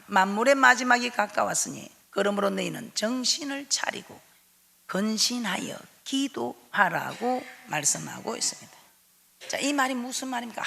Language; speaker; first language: Korean; native; Korean